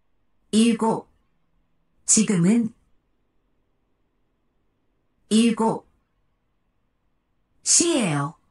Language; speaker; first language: Korean; non-native, learner; Japanese